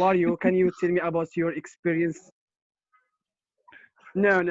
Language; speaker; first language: English; non-native, learner; Arabic